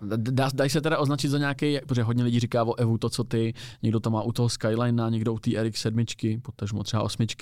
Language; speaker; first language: Czech; native; Czech